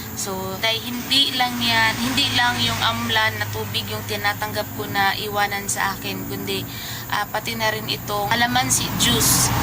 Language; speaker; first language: Filipino; non-native, local second language; Cebuano